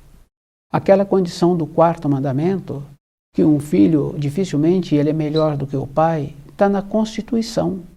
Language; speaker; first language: Portuguese; native; Portuguese